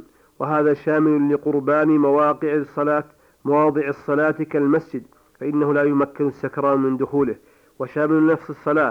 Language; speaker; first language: Arabic; native; Arabic